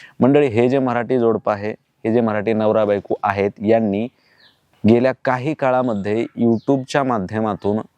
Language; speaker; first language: Marathi; native; Marathi